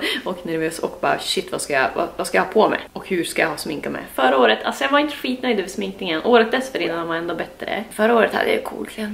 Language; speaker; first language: Swedish; native; Swedish